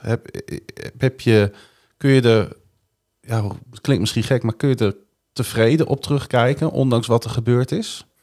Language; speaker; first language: Dutch; native; Dutch